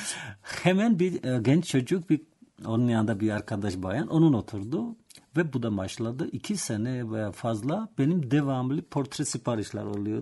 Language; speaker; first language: Turkish; non-native, learner; Georgian